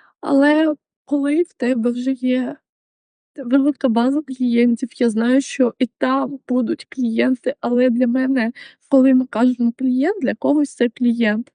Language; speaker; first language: Ukrainian; native; Ukrainian